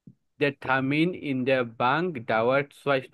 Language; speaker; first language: German; non-native, fluent; Bangla